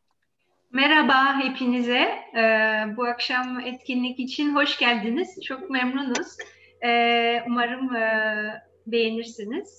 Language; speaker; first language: Turkish; non-native, fluent; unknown